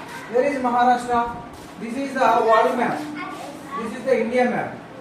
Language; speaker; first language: English; non-native, local second language; Telugu